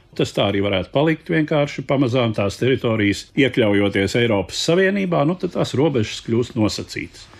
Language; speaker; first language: Latvian; native; Latvian